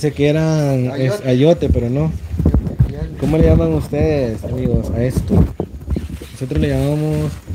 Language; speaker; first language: Spanish; native; Spanish